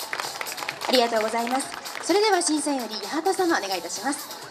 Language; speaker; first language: Japanese; native; Japanese